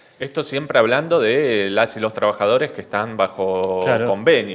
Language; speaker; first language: Spanish; native; Spanish